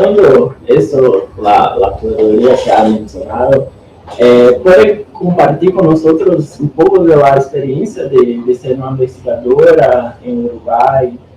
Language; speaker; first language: Spanish; non-native, learner; Portuguese